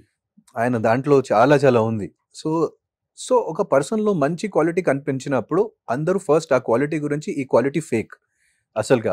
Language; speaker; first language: Telugu; non-native, fluent; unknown